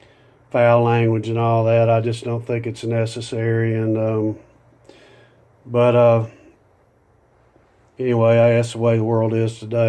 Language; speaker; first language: English; native; English